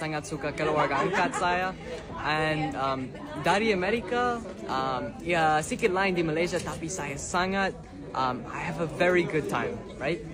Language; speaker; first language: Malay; non-native, learner; English